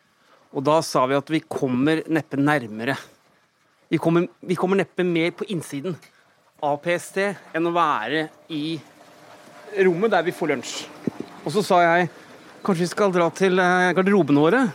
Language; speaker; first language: Norwegian; native; Norwegian